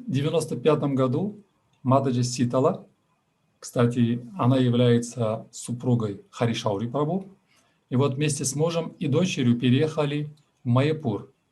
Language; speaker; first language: Russian; native; Russian